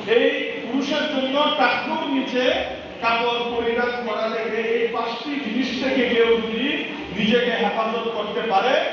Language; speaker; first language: Bangla; native; Bangla